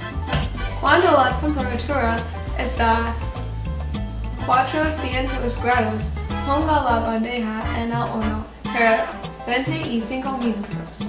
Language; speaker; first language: Spanish; non-native, learner; English